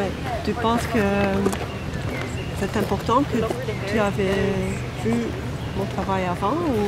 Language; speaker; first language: French; non-native, local second language; Dutch